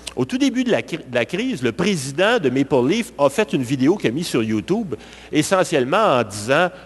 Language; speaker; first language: French; native; French